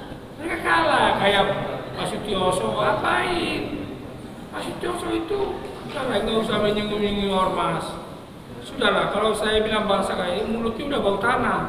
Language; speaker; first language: Indonesian; non-native, local second language; Tetum